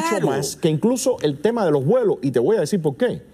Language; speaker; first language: Spanish; native; Spanish